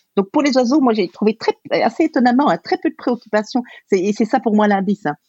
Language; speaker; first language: French; native; French